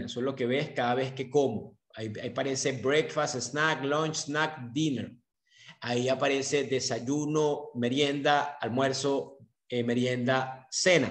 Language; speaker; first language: Spanish; native; Spanish